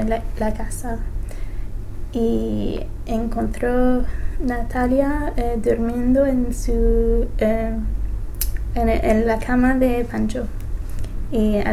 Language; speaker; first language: Spanish; non-native, learner; English